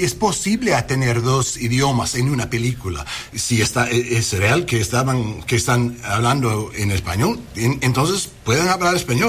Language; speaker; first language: Spanish; early bilingual, heritage; English